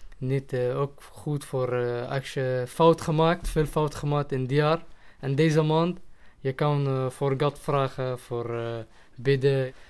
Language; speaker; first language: Dutch; non-native, learner; Arabic